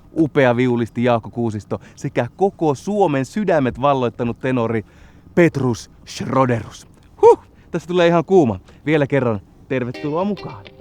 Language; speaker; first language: Finnish; native; Finnish